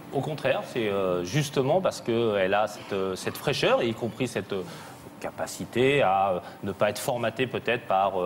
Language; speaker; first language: French; early bilingual, other home language; Korean